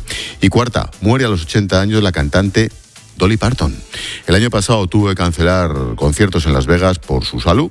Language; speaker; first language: Spanish; native; Spanish